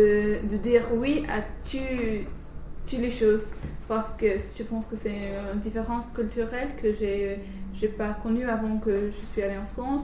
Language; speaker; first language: French; non-native, learner; English